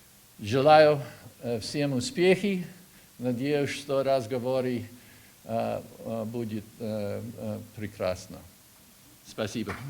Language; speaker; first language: Russian; non-native, learner; English